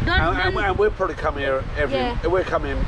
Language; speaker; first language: English; native; English